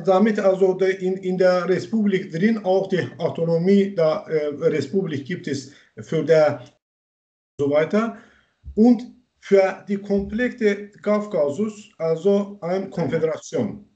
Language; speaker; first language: German; non-native, learner; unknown